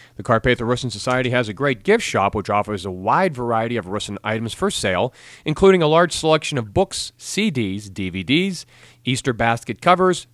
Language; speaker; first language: English; native; English